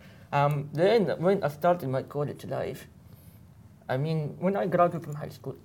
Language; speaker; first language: English; non-native, fluent; Arabic